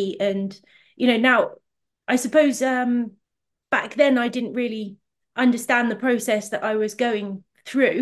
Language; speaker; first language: English; native; English